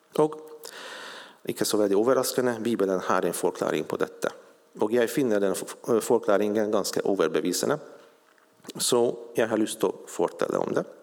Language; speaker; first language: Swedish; non-native, fluent; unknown